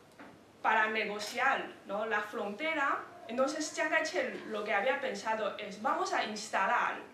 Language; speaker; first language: Spanish; non-native, fluent; Chinese